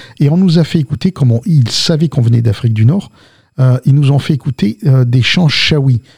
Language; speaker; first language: French; early bilingual, other home language; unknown